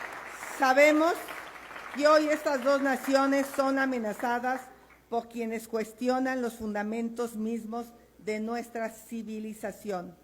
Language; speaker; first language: Spanish; native; Spanish